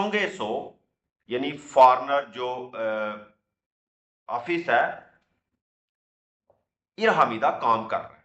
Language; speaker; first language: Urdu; non-native, local second language; Punjabi